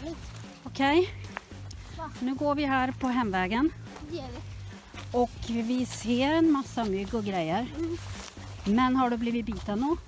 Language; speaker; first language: Swedish; native; Swedish